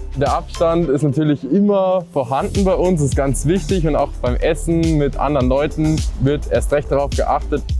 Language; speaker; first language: German; native; German